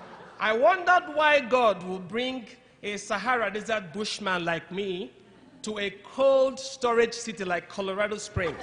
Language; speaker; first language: English; non-native, local second language; Igbo